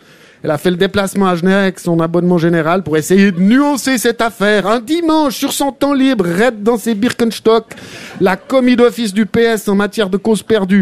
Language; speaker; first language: French; native; French